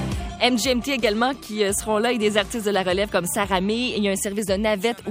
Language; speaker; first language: French; native; French